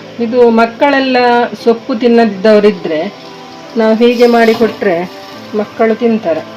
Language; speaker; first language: Kannada; non-native, local second language; Tulu